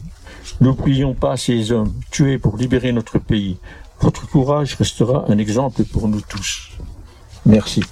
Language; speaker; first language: French; native; French